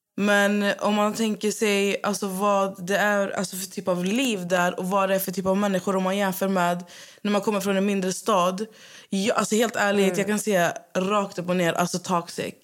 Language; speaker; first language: Swedish; native; Swedish